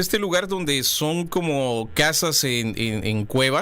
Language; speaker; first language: Spanish; native; Spanish